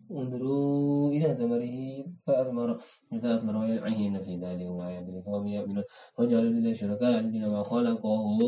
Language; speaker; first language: Arabic; non-native, learner; Indonesian